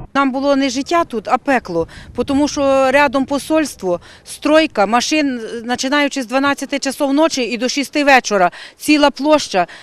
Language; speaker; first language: Ukrainian; native; Ukrainian